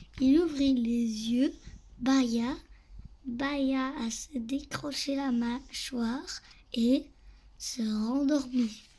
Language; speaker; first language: French; native; French